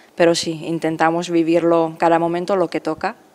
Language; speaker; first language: Spanish; non-native, fluent; Czech